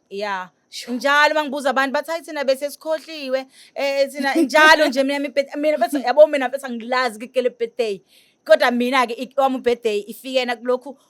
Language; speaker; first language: Zulu; native; Zulu